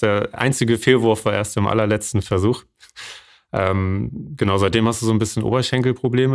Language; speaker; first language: German; native; German